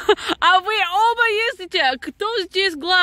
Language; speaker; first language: Russian; non-native, learner; English